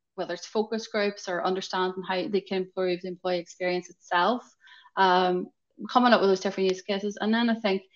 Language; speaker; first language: English; native; English